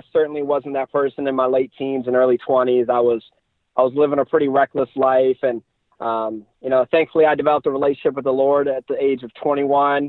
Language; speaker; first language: English; native; English